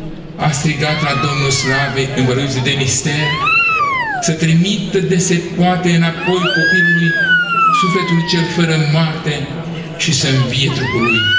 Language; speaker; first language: Romanian; native; Romanian